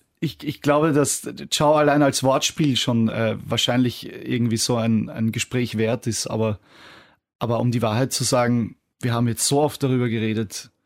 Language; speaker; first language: German; native; German